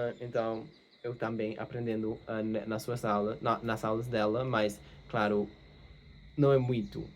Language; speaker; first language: Portuguese; non-native, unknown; English